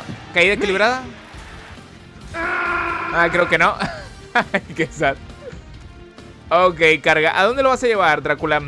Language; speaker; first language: Spanish; native; Spanish